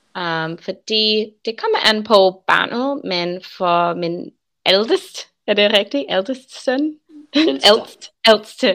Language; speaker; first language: Danish; non-native, learner; English